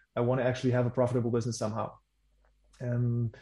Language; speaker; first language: English; non-native, fluent; German